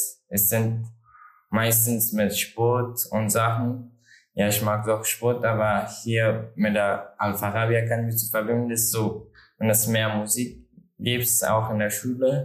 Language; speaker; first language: German; non-native, learner; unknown